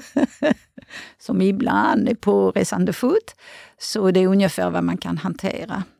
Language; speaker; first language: Swedish; non-native, fluent; French